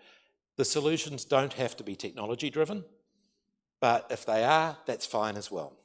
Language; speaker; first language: English; native; English